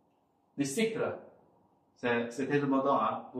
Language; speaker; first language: French; non-native, fluent; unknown